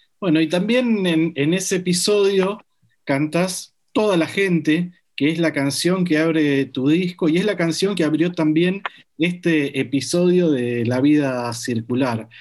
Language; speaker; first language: Spanish; native; Spanish